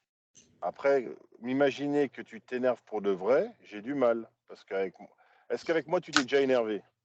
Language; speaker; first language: French; native; French